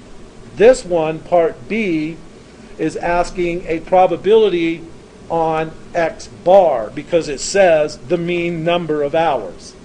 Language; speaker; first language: English; native; English